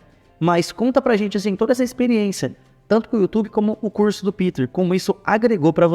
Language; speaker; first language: Portuguese; native; Portuguese